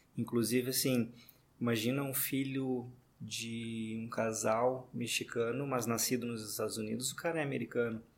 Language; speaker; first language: Portuguese; native; Portuguese